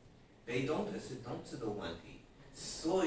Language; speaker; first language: Chinese; non-native, fluent; English